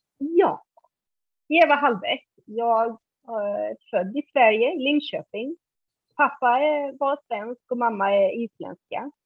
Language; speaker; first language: Swedish; native; Swedish